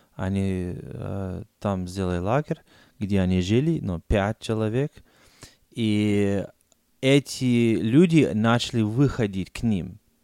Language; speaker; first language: Russian; non-native, fluent; English